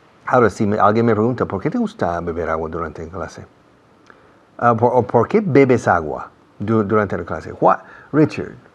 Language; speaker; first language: Spanish; non-native, fluent; English